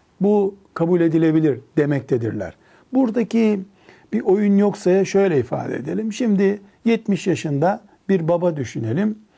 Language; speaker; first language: Turkish; native; Turkish